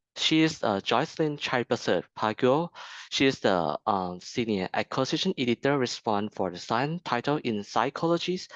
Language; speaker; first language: English; non-native, fluent; Thai